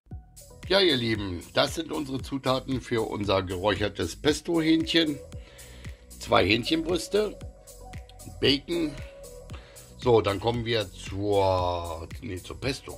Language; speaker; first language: German; native; German